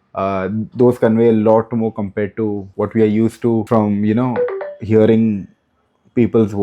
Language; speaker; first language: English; non-native, local second language; Hindi